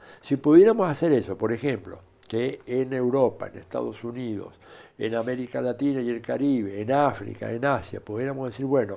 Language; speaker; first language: Spanish; native; Spanish